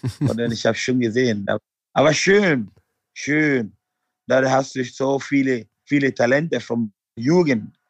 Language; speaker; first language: German; non-native, learner; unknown